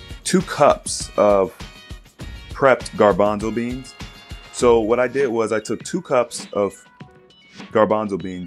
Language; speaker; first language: English; native; English